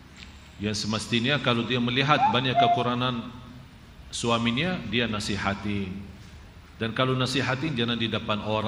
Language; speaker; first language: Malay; non-native, fluent; Arabic